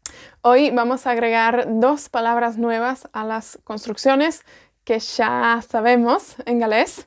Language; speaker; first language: Spanish; non-native, fluent; Welsh